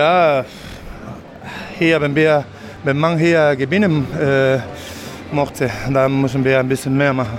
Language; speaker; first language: German; non-native, fluent; Spanish